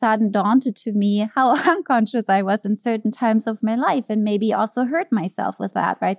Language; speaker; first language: English; non-native, fluent; German